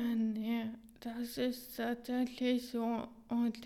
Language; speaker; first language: German; non-native, fluent; Hungarian